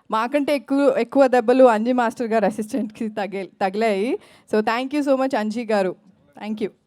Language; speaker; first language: Telugu; native; Telugu